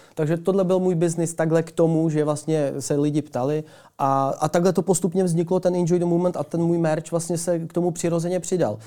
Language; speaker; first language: Czech; early bilingual, other home language; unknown